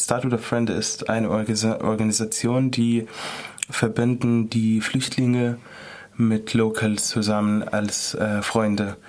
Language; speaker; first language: German; non-native, fluent; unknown